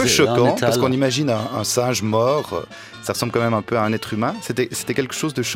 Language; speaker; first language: French; native; French